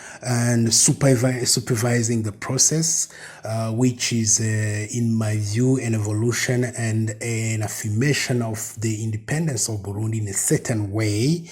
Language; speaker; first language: English; non-native, fluent; Rundi